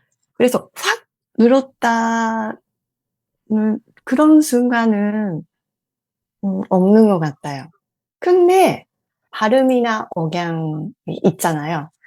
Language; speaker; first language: Korean; non-native, fluent; Japanese